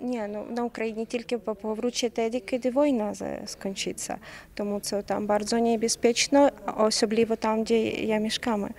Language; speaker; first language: Polish; non-native, learner; Ukrainian